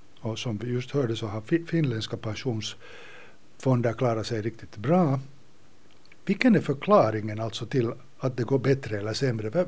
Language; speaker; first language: Swedish; native; Swedish